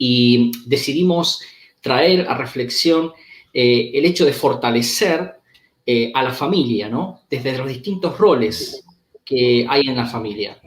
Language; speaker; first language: Spanish; native; Spanish